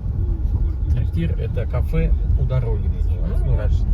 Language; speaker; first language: Russian; native; Russian